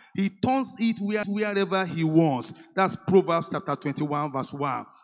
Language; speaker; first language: English; non-native, local second language; Yoruba